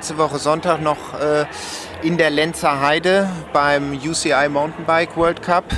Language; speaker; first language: German; non-native, local second language; French